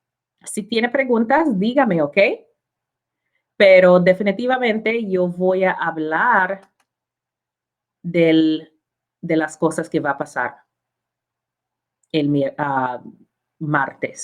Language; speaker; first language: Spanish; non-native, learner; English